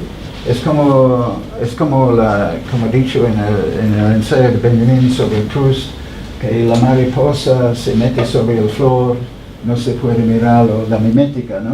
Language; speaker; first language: Spanish; non-native, fluent; English